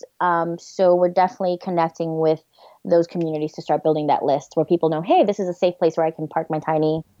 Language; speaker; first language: English; native; English